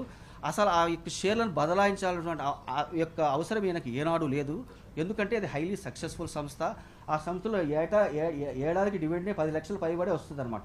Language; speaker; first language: Telugu; native; Telugu